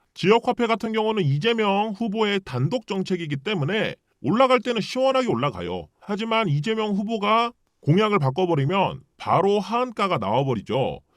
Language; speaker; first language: Korean; early bilingual, heritage; Korean